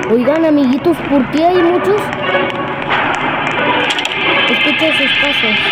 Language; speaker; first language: Spanish; native; Spanish